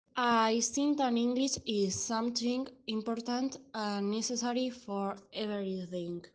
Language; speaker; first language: English; non-native, learner; Spanish